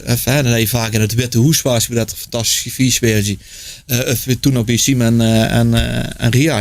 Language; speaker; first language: Dutch; native; Dutch